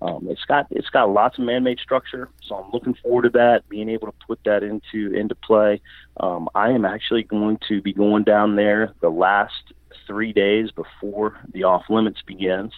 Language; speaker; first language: English; native; English